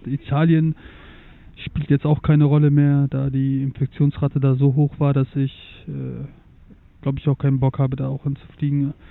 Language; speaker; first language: German; early bilingual, other home language; Turkish